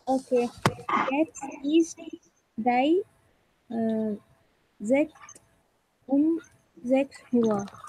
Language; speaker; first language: German; non-native, learner; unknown